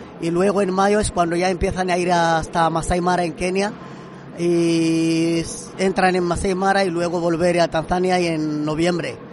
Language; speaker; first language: Spanish; non-native, fluent; Swahili